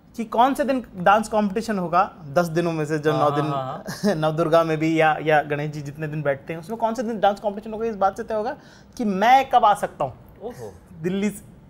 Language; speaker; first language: Hindi; native; Hindi